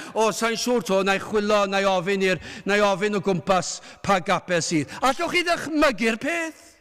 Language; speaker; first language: Welsh; native; Welsh